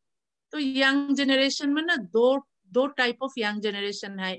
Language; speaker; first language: Hindi; non-native, learner; Bangla